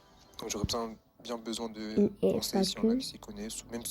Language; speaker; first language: French; native; French